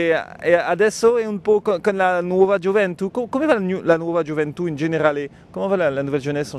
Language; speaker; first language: Italian; non-native, learner; French